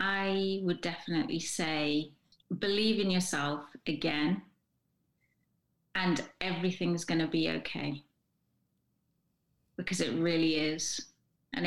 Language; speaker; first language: English; native; English